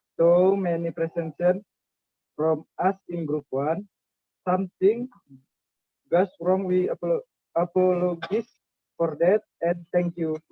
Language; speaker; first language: English; non-native, learner; Indonesian